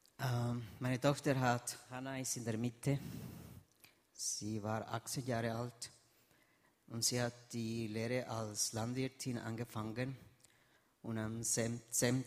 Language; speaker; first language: German; non-native, fluent; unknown